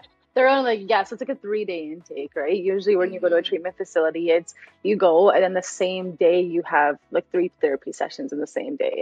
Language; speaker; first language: English; native; English